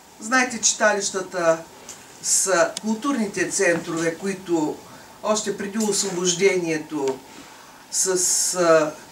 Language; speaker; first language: Bulgarian; native; Bulgarian